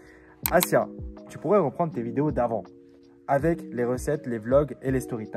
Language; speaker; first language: French; early bilingual, other home language; Turkish